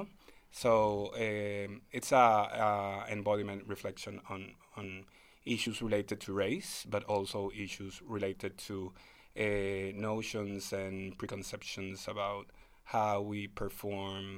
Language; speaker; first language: English; non-native, fluent; Spanish